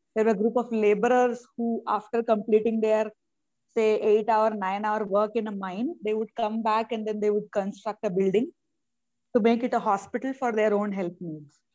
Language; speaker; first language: English; non-native, local second language; Malayalam